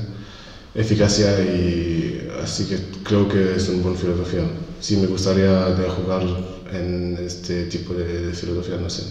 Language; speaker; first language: Spanish; non-native, fluent; French